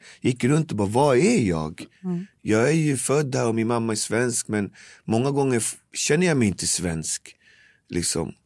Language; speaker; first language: Swedish; native; Swedish